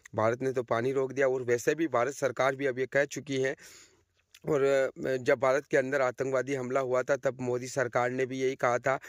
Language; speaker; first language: Hindi; native; Hindi